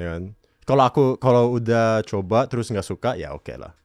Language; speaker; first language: Indonesian; non-native, local second language; English